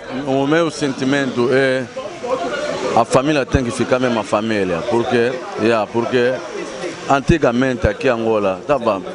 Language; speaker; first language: Portuguese; non-native, learner; Lingala